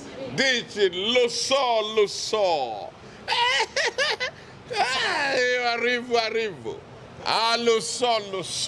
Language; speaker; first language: Italian; non-native, learner; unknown